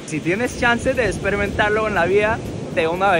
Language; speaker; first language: Spanish; non-native, fluent; English